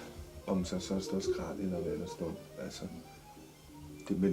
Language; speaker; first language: Danish; native; Danish